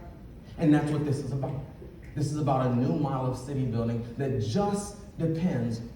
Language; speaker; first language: English; native; English